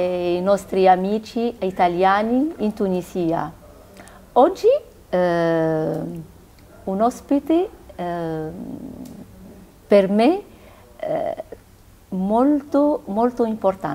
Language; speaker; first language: Italian; non-native, learner; Arabic